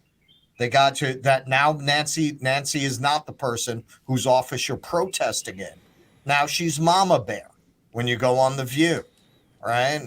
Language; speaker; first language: English; native; English